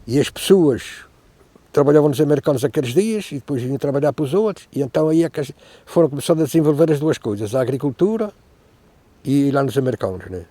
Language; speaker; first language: Portuguese; native; Portuguese